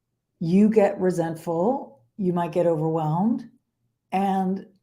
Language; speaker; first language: English; native; English